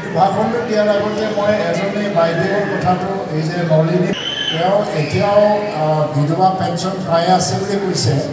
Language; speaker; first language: Assamese; non-native, local second language; Bodo